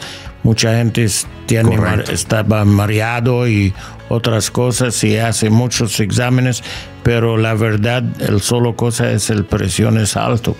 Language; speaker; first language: Spanish; non-native, learner; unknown